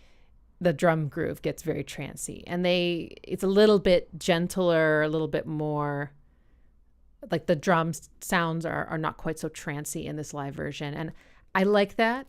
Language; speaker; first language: English; native; English